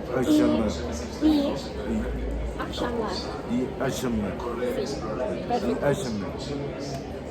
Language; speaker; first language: Turkish; non-native, learner; Spanish